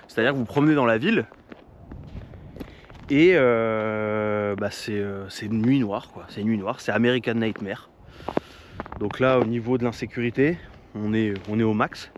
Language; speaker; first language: French; native; French